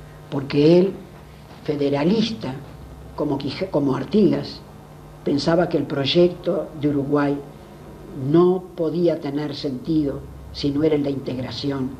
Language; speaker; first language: Spanish; native; Spanish